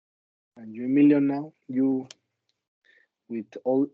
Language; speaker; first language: English; non-native, learner; Spanish